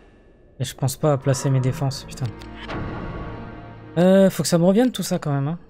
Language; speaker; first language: French; native; French